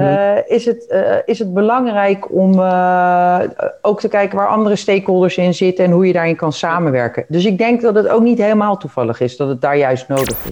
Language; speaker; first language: Dutch; native; Dutch